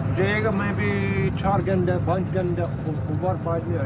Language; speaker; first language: Hindi; non-native, learner; Arabic